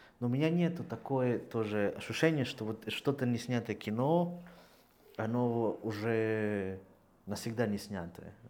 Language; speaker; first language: Russian; non-native, fluent; Spanish